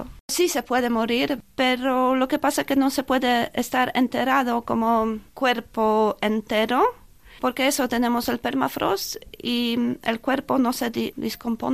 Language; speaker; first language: Spanish; non-native, fluent; Polish